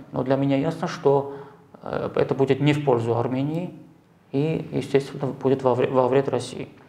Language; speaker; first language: Russian; non-native, local second language; Armenian